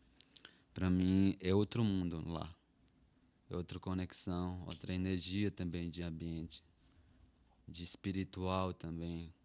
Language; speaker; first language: Portuguese; non-native, local second language; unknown